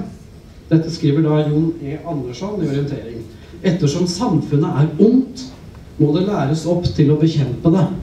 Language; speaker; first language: Norwegian; native; Norwegian